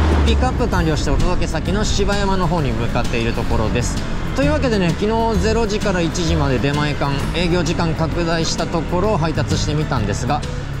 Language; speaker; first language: Japanese; native; Japanese